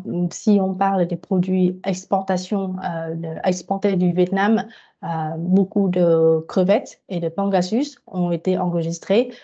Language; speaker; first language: French; non-native, fluent; Vietnamese